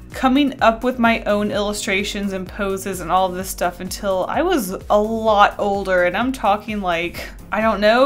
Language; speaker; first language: English; native; English